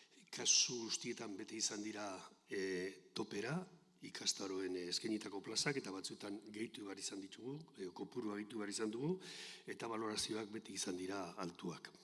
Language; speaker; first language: Basque; native; Basque